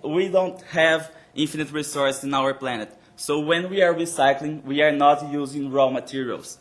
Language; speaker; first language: English; non-native, fluent; Portuguese